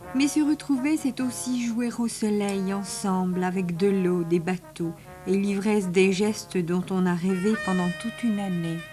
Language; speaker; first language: French; native; French